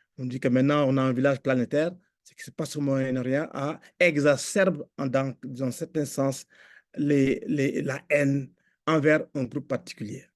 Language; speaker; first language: French; non-native, local second language; Fula